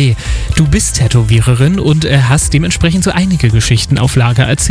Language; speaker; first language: German; native; German